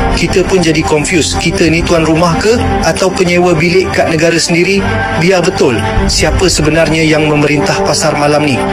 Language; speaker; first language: Malay; native; Malay